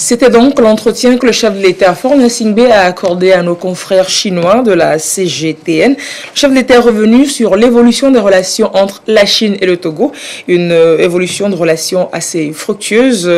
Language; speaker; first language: French; native; French